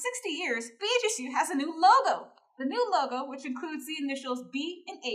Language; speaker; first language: English; native; English